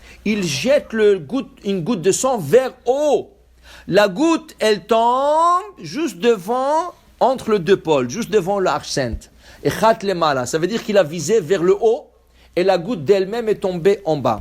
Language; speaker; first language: French; non-native, fluent; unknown